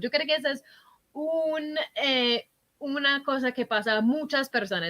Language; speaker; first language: Spanish; non-native, fluent; English